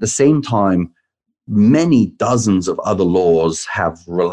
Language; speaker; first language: English; native; English